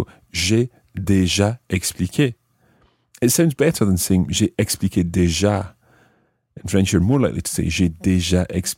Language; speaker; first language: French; non-native, fluent; English